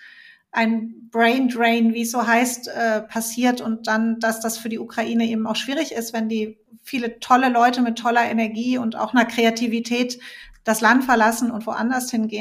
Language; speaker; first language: German; native; German